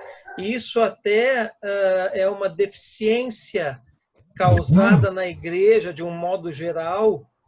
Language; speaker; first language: Portuguese; native; Portuguese